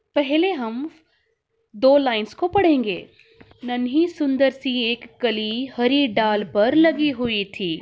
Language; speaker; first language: Hindi; non-native, local second language; Kannada